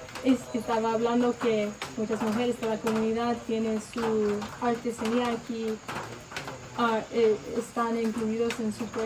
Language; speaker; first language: Spanish; non-native, learner; English